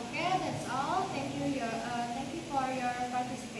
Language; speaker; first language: English; non-native, learner; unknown